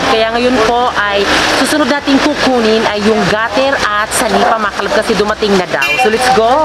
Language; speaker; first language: Filipino; non-native, local second language; Cebuano